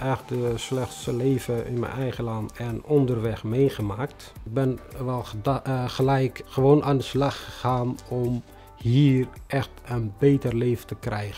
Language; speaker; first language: Dutch; non-native, fluent; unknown